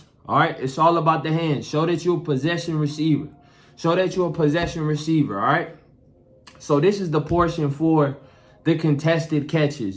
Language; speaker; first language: English; native; English